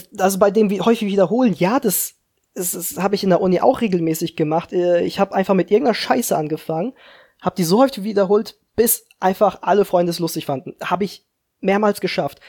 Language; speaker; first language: German; early bilingual, other home language; Slovak